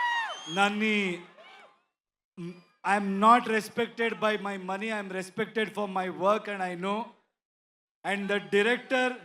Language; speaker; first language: Telugu; non-native, learner; Kannada